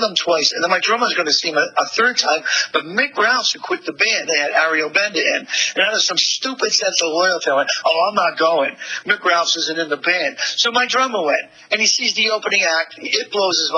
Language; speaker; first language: English; native; English